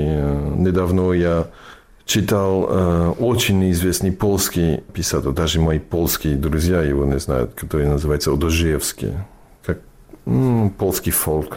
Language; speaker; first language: Russian; non-native, fluent; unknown